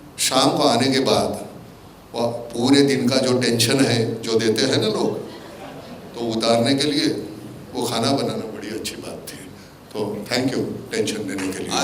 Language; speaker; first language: Hindi; non-native, local second language; Marathi